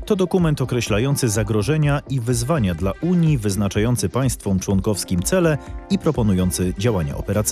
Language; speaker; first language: Polish; native; Polish